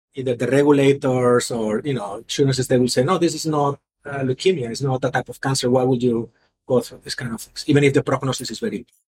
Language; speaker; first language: English; non-native, fluent; Spanish